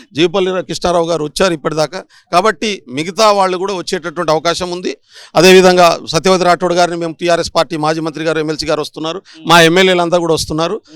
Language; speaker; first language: Telugu; non-native, local second language; Lambadi